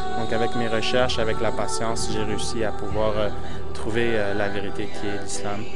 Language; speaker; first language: French; early bilingual, other home language; Portuguese